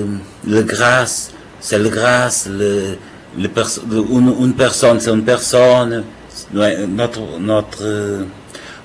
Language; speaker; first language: French; non-native, learner; Portuguese